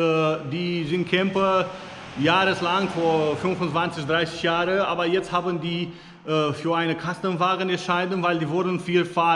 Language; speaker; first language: German; non-native, fluent; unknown